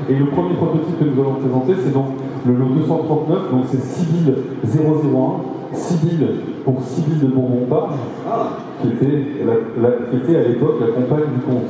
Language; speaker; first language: French; native; French